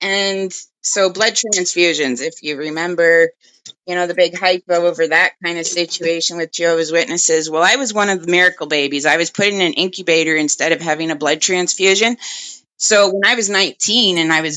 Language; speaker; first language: English; native; English